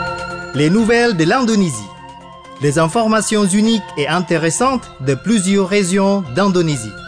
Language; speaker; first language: French; non-native, fluent; Indonesian